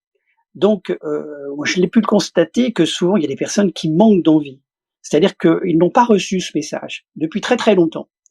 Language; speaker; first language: French; native; French